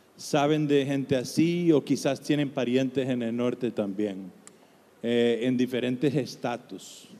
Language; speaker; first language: Spanish; non-native, fluent; English